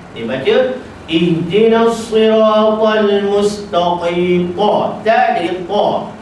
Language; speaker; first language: Malay; native; Malay